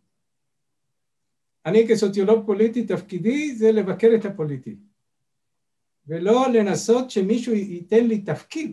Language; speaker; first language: Hebrew; non-native, fluent; Spanish